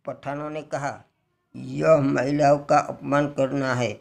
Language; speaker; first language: Hindi; non-native, local second language; Gujarati